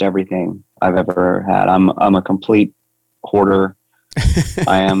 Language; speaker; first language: English; non-native, fluent; Swedish